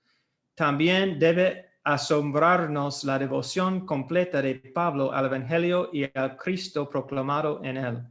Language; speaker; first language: Spanish; non-native, fluent; English